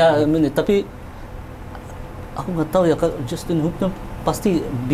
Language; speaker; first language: Indonesian; early bilingual, heritage; Dutch